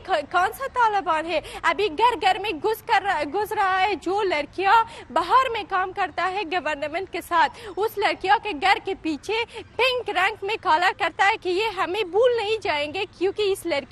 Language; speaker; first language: Hindi; non-native, fluent; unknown